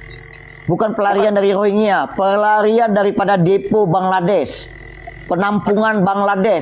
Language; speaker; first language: Malay; native; Malay